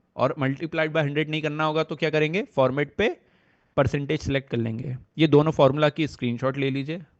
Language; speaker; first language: Hindi; native; Hindi